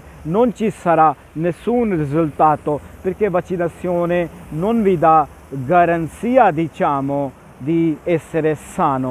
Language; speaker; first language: Italian; non-native, fluent; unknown